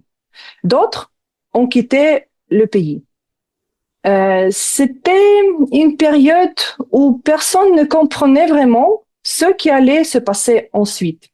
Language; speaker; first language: French; non-native, fluent; Ukrainian